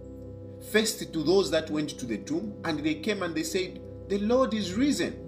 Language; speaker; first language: English; non-native, local second language; Bemba